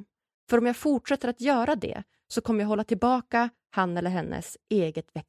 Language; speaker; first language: Swedish; native; Swedish